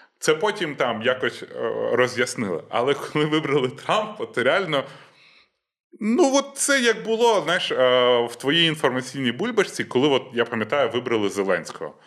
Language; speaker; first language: Ukrainian; native; Ukrainian